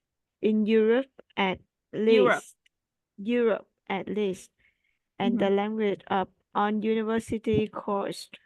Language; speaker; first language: English; non-native, learner; Vietnamese